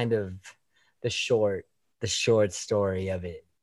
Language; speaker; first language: English; early bilingual, other home language; Filipino